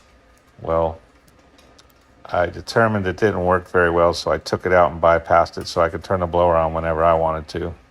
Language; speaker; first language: English; native; English